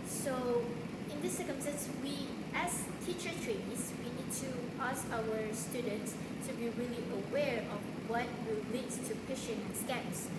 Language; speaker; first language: English; non-native, local second language; Malay